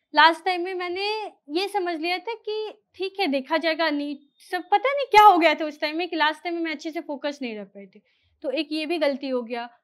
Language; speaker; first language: Hindi; native; Hindi